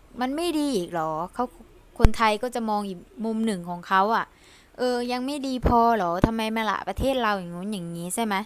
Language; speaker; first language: Thai; early bilingual, other home language; Lao